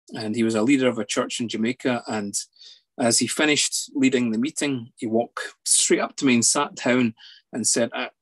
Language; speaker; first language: English; native; English